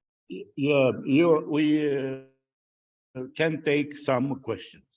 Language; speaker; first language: English; non-native, fluent; Romanian